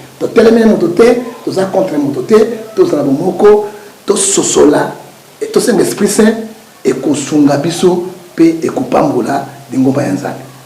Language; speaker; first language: Lingala; native; Lingala